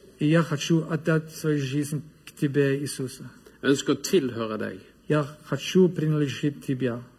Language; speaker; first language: Russian; non-native, learner; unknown